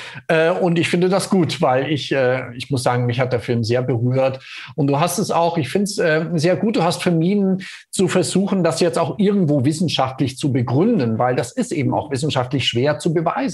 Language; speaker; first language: German; native; German